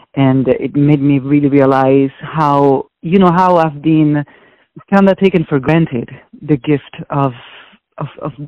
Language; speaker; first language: English; non-native, fluent; Italian